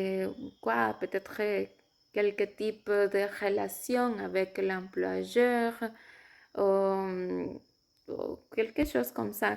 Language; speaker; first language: French; non-native, fluent; Spanish